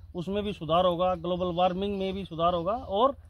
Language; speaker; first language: Hindi; native; Hindi